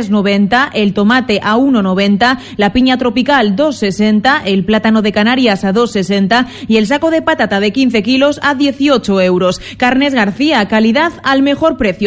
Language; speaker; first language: Spanish; native; Spanish